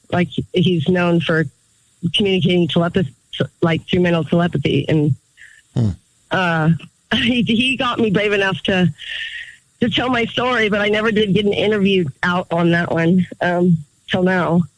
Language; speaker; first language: English; native; English